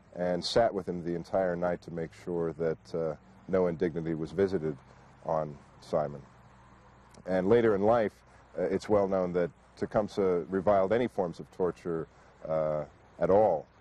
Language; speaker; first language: English; native; English